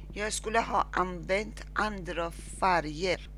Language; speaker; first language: Swedish; non-native, learner; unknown